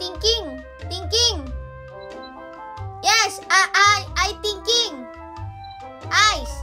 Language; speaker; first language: English; non-native, learner; Indonesian